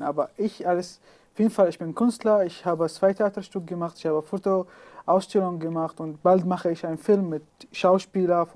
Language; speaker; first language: German; non-native, learner; Arabic